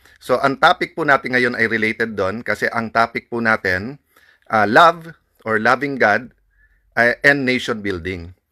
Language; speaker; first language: Filipino; native; Filipino